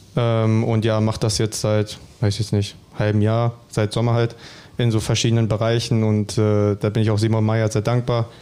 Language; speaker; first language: German; native; German